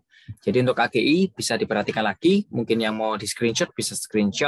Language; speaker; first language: Indonesian; native; Indonesian